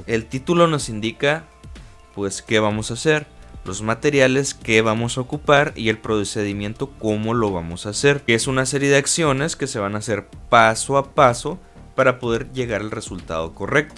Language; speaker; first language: Spanish; native; Spanish